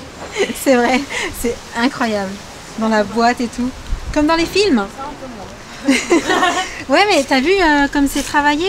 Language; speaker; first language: French; native; French